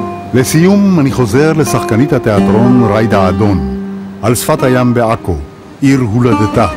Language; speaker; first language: Hebrew; native; Hebrew